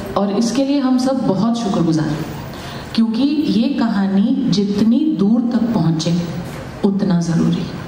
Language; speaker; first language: Hindi; native; Hindi